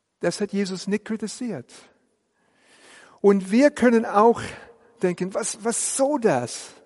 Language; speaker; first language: German; non-native, fluent; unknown